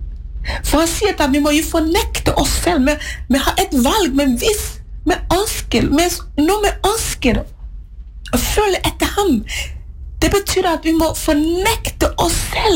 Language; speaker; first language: Norwegian; non-native, fluent; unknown